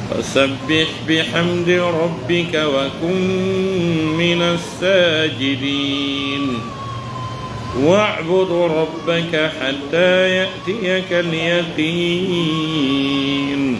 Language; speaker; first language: Arabic; non-native, fluent; Fula